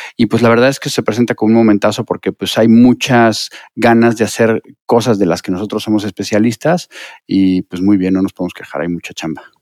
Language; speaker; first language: Spanish; native; Spanish